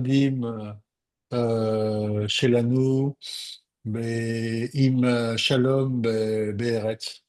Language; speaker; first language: Hebrew; non-native, learner; French